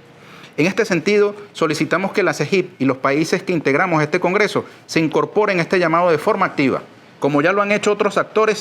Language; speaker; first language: Spanish; native; Spanish